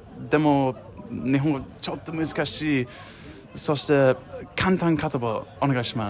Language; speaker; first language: Japanese; non-native, learner; English